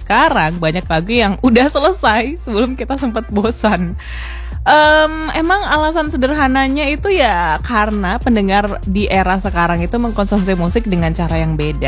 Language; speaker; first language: Indonesian; native; Indonesian